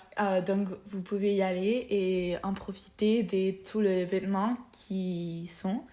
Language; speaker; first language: French; non-native, learner; Spanish